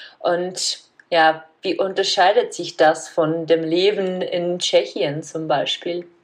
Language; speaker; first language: German; non-native, fluent; Czech